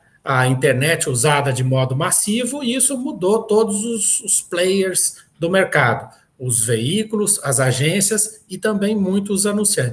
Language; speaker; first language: Portuguese; native; Portuguese